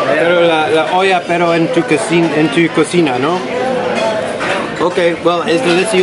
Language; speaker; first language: Spanish; non-native, learner; English